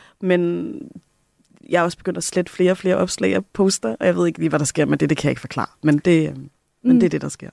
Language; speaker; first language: Danish; native; Danish